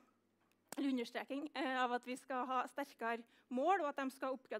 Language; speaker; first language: Norwegian; native; Norwegian